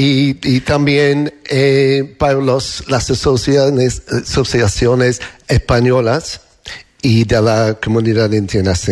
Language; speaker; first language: Spanish; non-native, learner; English